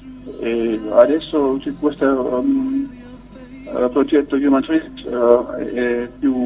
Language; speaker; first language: Italian; non-native, learner; Finnish